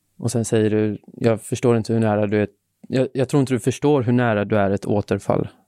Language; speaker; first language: Swedish; native; Swedish